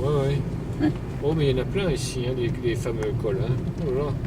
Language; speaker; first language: French; native; French